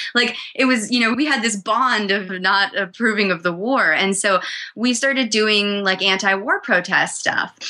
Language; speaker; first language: English; native; English